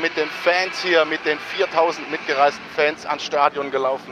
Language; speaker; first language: German; native; German